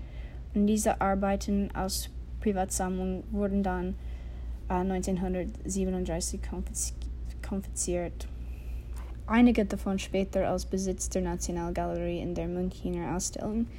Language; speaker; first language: German; non-native, learner; English